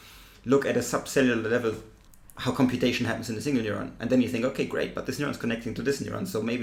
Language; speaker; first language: English; non-native, fluent; German